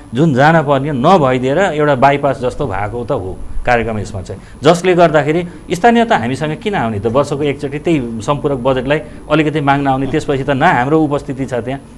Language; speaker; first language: Nepali; native; Nepali